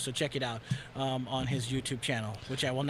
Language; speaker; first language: English; native; English